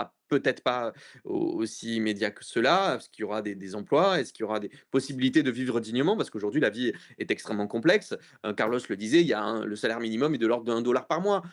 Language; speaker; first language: French; native; French